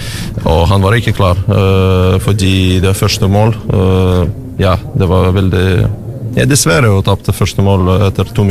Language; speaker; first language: Norwegian; non-native, learner; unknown